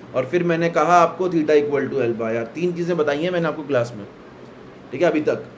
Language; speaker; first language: Hindi; native; Hindi